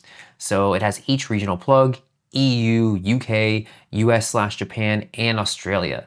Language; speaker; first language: English; native; English